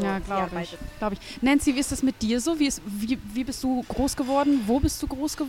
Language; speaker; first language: German; native; German